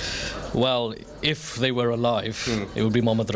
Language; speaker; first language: English; early bilingual, other home language; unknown